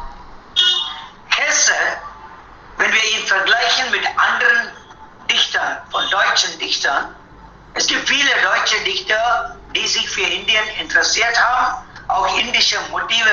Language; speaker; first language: German; non-native, fluent; Tamil